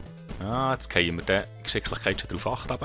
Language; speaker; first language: German; native; German